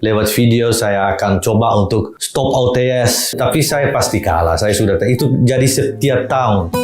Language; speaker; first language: Indonesian; non-native, fluent; Dutch